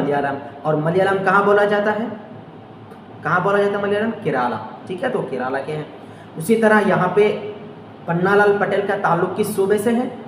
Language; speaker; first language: Urdu; native; Urdu